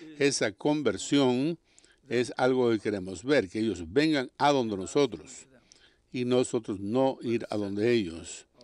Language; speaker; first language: Spanish; non-native, fluent; English